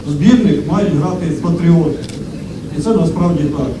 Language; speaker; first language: Ukrainian; native; Ukrainian